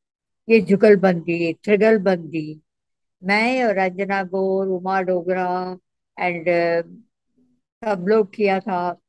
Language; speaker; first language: Hindi; non-native, local second language; Tamil